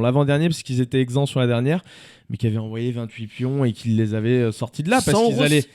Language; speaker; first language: French; native; French